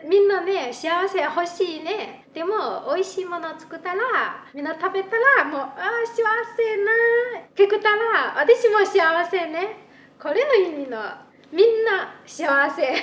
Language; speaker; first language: Japanese; non-native, learner; Chinese